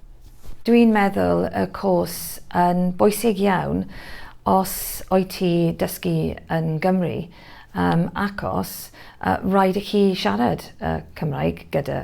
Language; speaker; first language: Welsh; non-native, learner; English